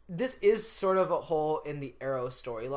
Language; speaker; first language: English; native; English